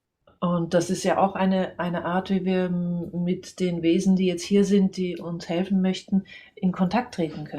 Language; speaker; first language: German; non-native, fluent; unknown